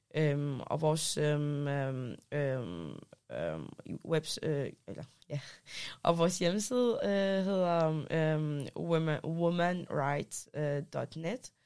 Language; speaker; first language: Danish; early bilingual, other home language; Arabic